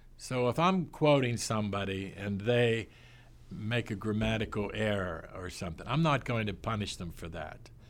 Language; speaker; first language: English; native; English